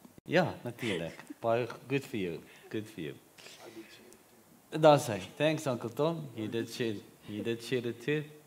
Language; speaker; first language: English; non-native, local second language; Afrikaans